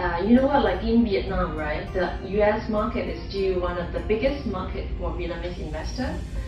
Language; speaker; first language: English; non-native, fluent; Vietnamese